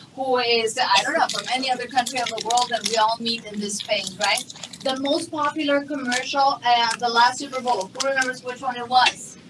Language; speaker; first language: English; non-native, fluent; Spanish